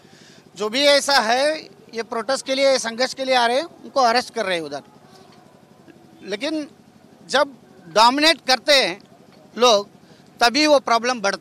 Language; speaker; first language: Hindi; non-native, local second language; Tamil